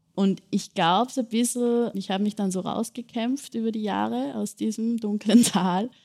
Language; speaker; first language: German; native; German